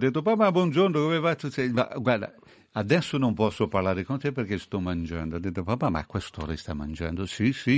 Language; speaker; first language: Italian; non-native, fluent; Portuguese